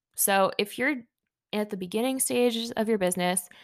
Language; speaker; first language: English; early bilingual, other home language; Hindi